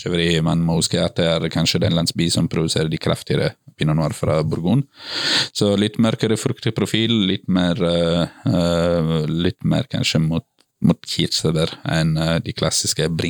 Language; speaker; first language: Norwegian; non-native, fluent; Italian